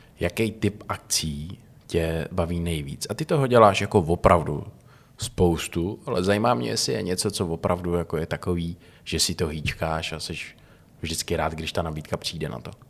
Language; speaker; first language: Czech; native; Czech